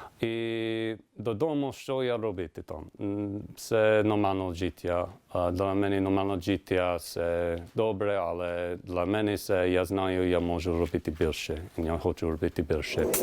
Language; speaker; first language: Ukrainian; non-native, learner; English